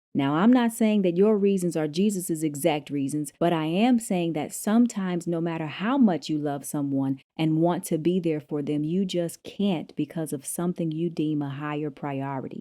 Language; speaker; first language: English; native; English